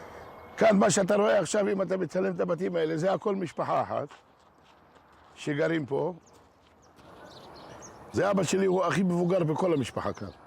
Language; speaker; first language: Hebrew; non-native, local second language; Arabic